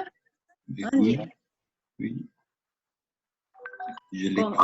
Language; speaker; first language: French; non-native, learner; Spanish